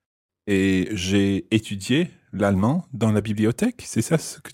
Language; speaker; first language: French; non-native, fluent; English